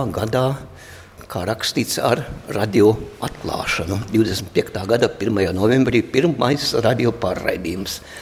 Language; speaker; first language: Latvian; native; Latvian